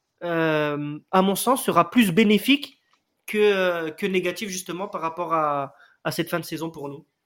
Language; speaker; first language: French; native; French